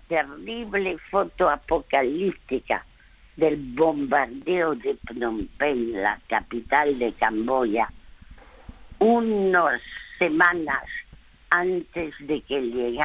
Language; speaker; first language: Spanish; early bilingual, other home language; French